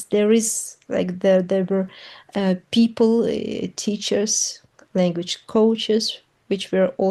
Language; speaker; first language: English; non-native, fluent; Russian